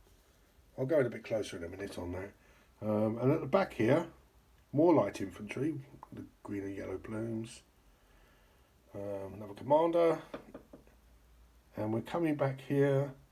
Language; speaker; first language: English; native; English